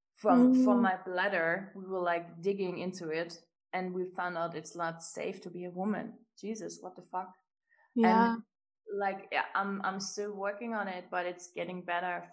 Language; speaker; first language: English; non-native, fluent; German